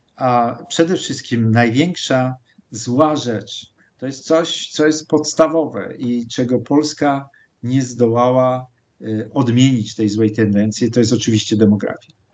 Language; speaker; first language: Polish; native; Polish